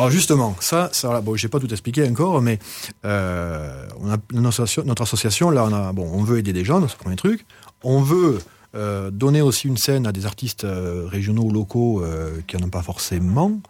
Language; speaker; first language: French; native; French